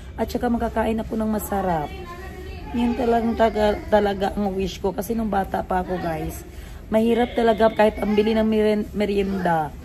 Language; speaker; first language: Filipino; non-native, local second language; Cebuano